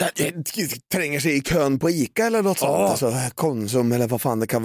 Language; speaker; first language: Swedish; native; Swedish